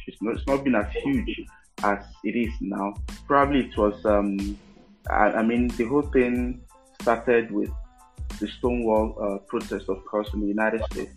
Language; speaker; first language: English; non-native, local second language; Igbo